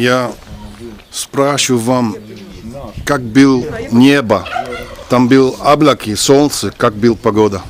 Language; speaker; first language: Russian; non-native, learner; Dutch